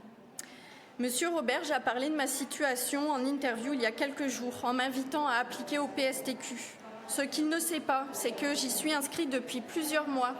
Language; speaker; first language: French; native; French